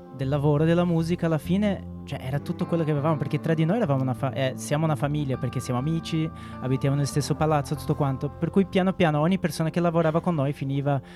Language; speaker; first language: Italian; non-native, fluent; Portuguese